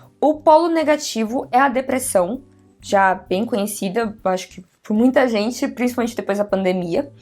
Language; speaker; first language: Portuguese; native; Portuguese